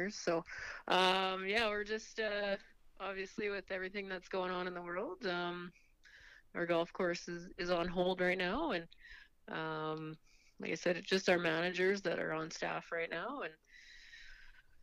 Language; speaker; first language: English; native; English